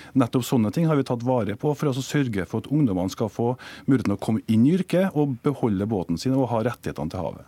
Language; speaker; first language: Norwegian; native; Norwegian